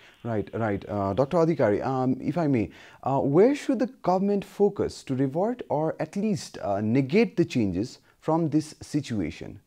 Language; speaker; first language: English; non-native, fluent; Nepali